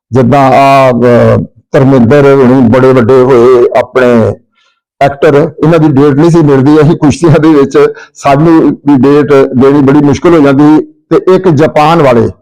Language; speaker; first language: Punjabi; native; Punjabi